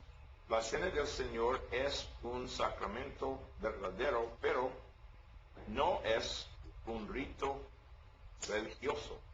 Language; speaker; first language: Spanish; non-native, learner; English